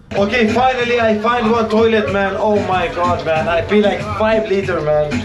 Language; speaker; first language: English; non-native, fluent; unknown